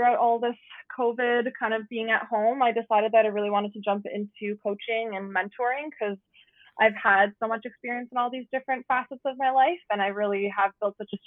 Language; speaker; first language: English; native; English